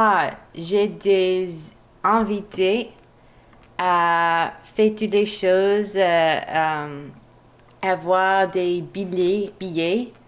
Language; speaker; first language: French; non-native, learner; English